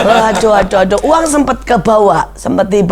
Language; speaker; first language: Indonesian; native; Indonesian